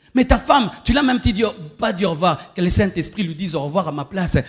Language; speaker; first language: French; non-native, local second language; Lingala